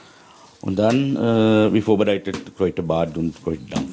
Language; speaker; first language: German; non-native, learner; Sinhala